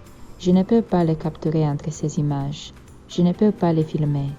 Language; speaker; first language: French; non-native, fluent; Romanian